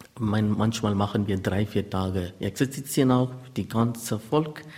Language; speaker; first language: German; non-native, learner; Tamil